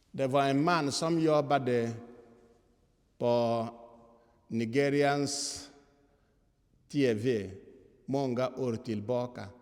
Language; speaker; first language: Swedish; non-native, fluent; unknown